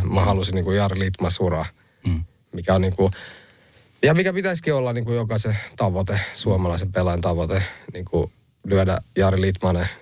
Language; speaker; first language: Finnish; early bilingual, other home language; Albanian